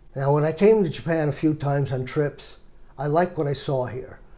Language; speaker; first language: English; native; English